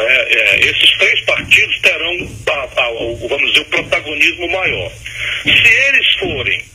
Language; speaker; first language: Portuguese; native; Portuguese